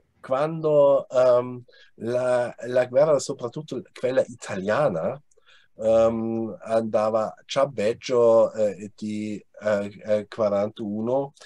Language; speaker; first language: Italian; non-native, fluent; German